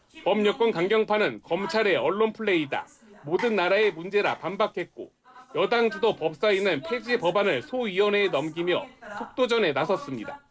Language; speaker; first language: Korean; native; Korean